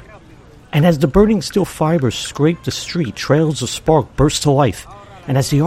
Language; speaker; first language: English; native; English